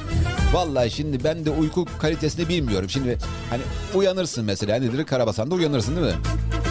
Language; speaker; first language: Turkish; native; Turkish